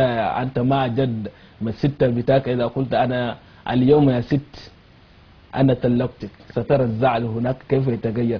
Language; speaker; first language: Arabic; non-native, fluent; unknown